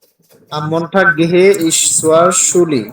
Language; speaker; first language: German; non-native, learner; Bangla